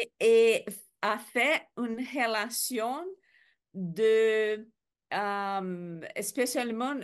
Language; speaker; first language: French; non-native, learner; Portuguese